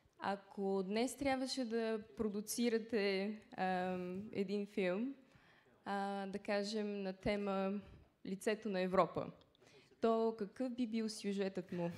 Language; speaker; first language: Bulgarian; native; Bulgarian